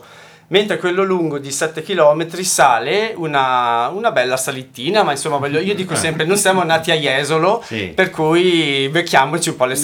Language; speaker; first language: Italian; native; Italian